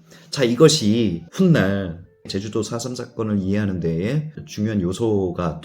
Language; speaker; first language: Korean; native; Korean